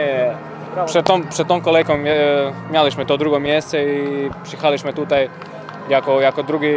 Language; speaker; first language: Polish; non-native, learner; Croatian